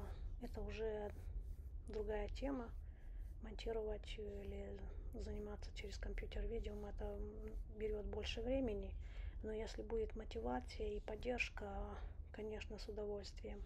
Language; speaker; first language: Russian; non-native, local second language; Romanian